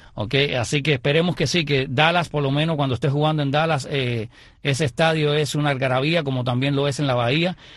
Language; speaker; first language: Spanish; native; Spanish